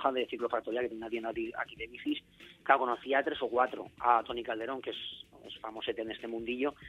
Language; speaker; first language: Spanish; native; Spanish